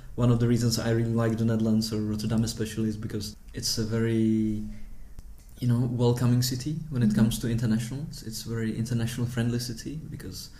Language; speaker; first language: English; early bilingual, heritage; Czech